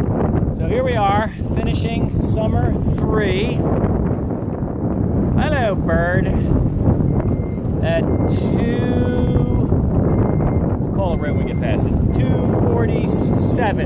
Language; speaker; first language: English; native; English